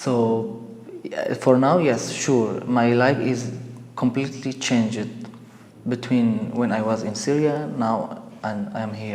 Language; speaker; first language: English; non-native, learner; Arabic